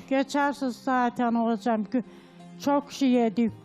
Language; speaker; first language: Turkish; native; Turkish